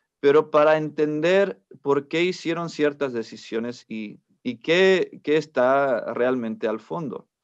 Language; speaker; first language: Spanish; non-native, fluent; English